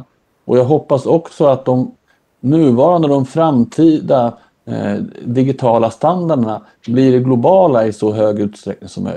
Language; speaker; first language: Swedish; native; Swedish